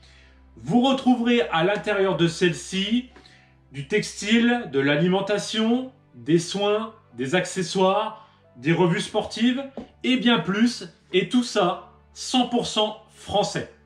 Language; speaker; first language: French; native; French